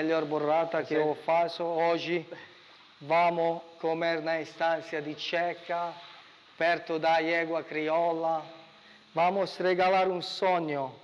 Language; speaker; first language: Portuguese; non-native, learner; Italian